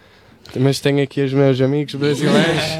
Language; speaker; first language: Portuguese; early bilingual, heritage; English